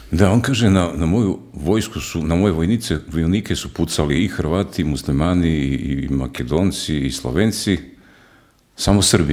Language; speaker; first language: Croatian; native; Croatian